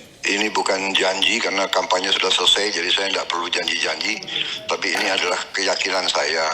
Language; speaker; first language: Indonesian; native; Indonesian